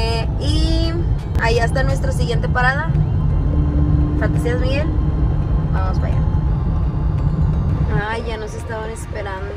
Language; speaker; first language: Spanish; native; Spanish